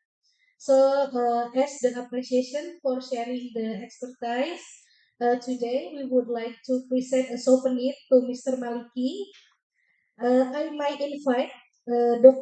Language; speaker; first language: English; non-native, fluent; Indonesian